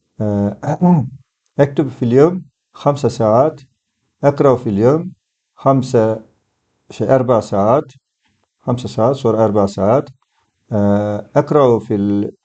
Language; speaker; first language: Arabic; non-native, fluent; Turkish